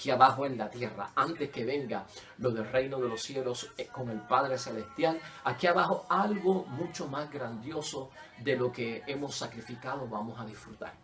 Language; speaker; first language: Spanish; native; Spanish